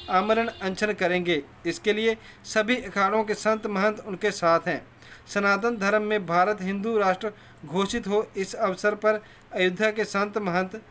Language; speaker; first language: Hindi; native; Hindi